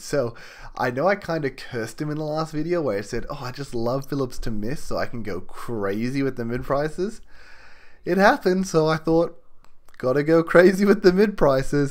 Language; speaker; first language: English; native; English